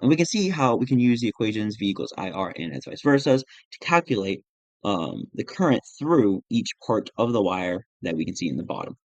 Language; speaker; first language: English; native; English